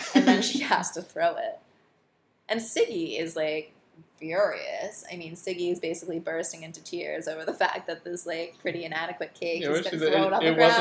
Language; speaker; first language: English; native; English